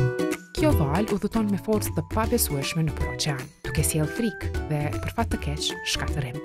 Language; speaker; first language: Albanian; native; Albanian